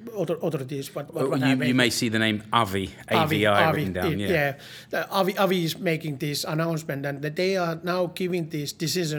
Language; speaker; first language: English; non-native, learner; Finnish